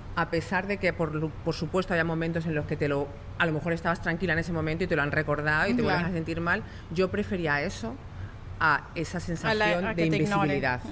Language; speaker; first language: Spanish; native; Spanish